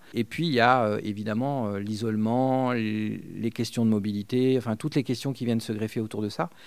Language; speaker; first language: French; non-native, fluent; Spanish